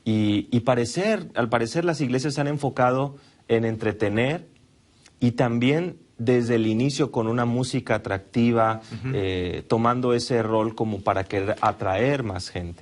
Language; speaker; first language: Spanish; native; Spanish